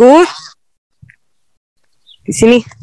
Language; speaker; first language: Indonesian; non-native, learner; English